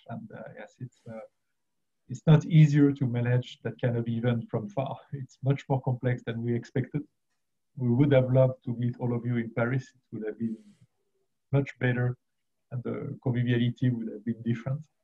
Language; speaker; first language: English; non-native, fluent; French